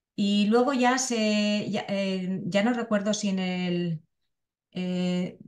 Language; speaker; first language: Spanish; native; Spanish